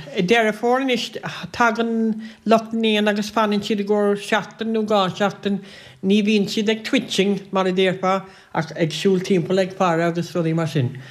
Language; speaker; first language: Irish; native; Irish